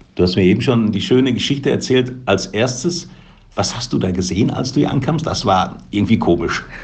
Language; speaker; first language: German; native; German